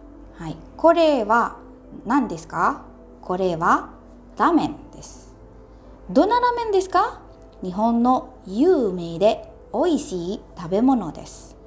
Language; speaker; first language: Japanese; non-native, fluent; Indonesian